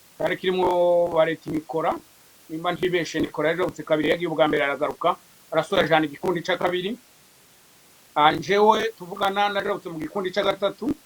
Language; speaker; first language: Kinyarwanda; native; Kinyarwanda